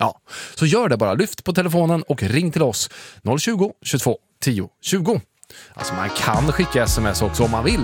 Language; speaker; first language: Swedish; native; Swedish